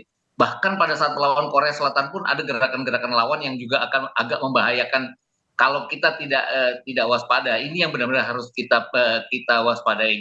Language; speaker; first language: Indonesian; native; Indonesian